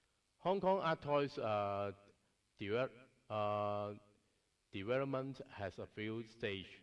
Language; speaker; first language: English; non-native, learner; Cantonese